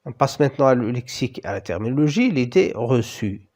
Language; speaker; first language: French; non-native, local second language; Arabic